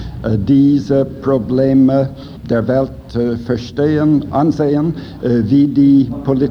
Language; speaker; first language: German; non-native, fluent; English